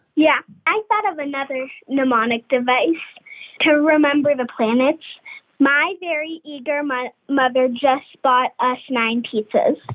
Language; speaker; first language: English; native; English